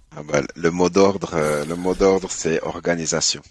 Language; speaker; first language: French; early bilingual, other home language; Haitian Creole